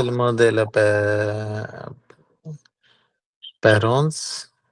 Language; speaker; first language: French; non-native, learner; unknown